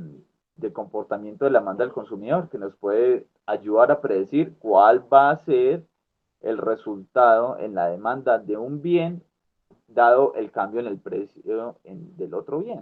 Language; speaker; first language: Spanish; native; Spanish